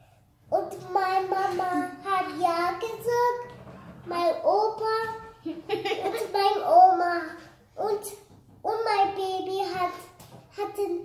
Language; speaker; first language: German; early bilingual, other home language; English